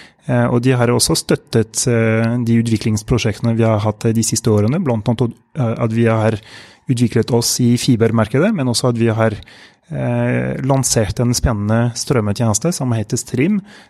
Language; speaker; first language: Norwegian; non-native, fluent; French